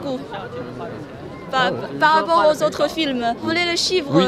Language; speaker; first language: French; non-native, fluent; Chinese